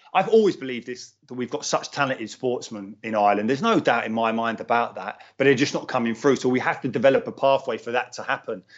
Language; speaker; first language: English; native; English